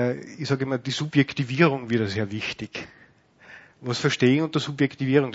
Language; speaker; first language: German; native; German